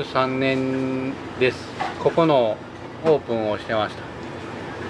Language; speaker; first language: Japanese; native; Japanese